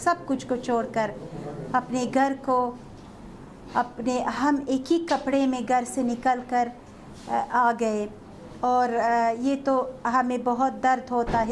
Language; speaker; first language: Hindi; non-native, fluent; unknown